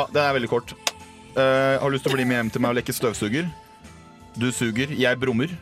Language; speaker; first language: Norwegian; native; Norwegian